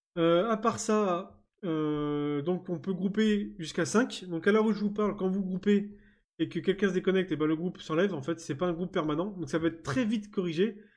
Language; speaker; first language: French; native; French